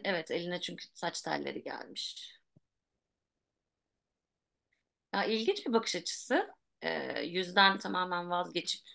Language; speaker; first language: Turkish; native; Turkish